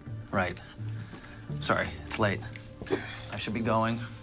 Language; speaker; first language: English; native; English